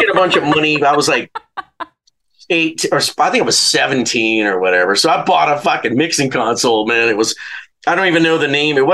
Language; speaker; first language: English; native; English